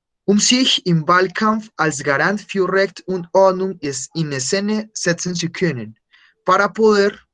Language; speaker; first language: German; non-native, fluent; Spanish